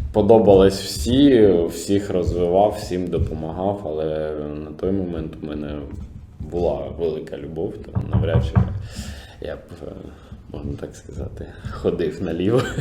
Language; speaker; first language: Ukrainian; non-native, local second language; Russian